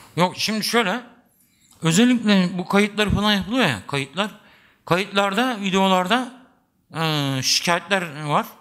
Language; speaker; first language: Turkish; native; Turkish